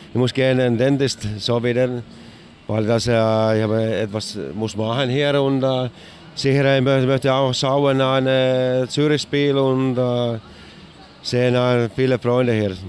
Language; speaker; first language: German; non-native, learner; Finnish